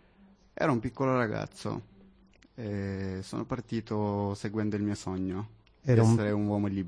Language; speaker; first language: Italian; non-native, fluent; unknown